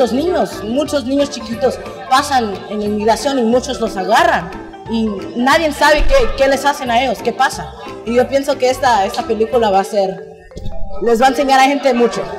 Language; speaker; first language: Spanish; early bilingual, heritage; Spanish